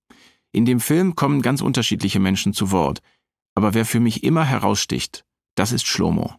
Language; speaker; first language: German; native; German